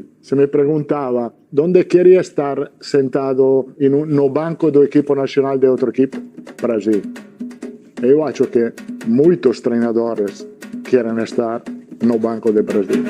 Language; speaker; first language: Portuguese; non-native, learner; Italian